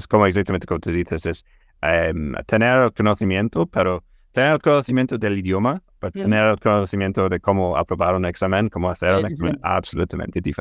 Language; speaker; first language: Spanish; non-native, fluent; English